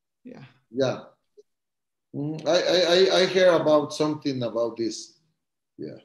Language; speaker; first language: English; non-native, learner; Spanish